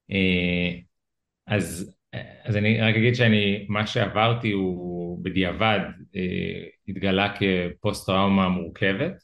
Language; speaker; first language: Hebrew; early bilingual, other home language; Russian